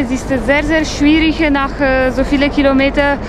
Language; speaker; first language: German; non-native, fluent; Italian